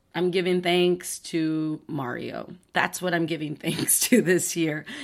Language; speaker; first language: English; early bilingual, other home language; Spanish